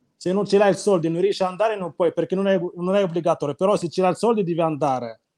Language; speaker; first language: Italian; non-native, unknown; Arabic